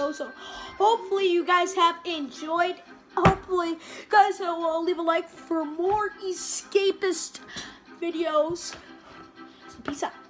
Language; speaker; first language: English; native; English